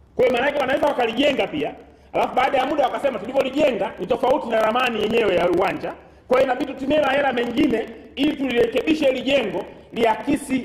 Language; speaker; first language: Swahili; native; Swahili